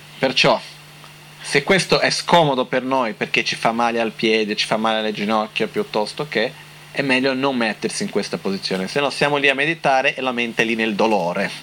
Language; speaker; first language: Italian; non-native, fluent; Portuguese